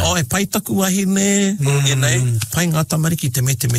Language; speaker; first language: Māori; non-native, local second language; English